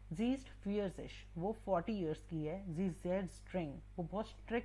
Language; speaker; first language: German; non-native, fluent; Hindi